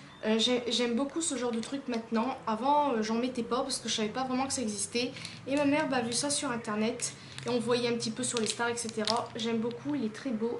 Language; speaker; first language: French; native; French